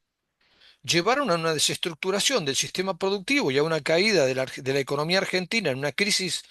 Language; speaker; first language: Spanish; native; Spanish